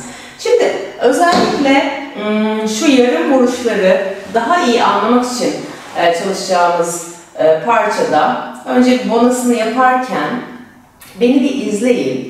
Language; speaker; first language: Turkish; native; Turkish